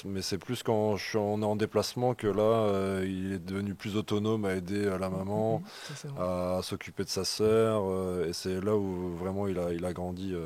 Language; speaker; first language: French; native; French